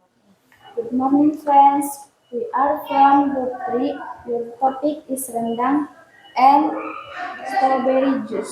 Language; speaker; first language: English; non-native, learner; Indonesian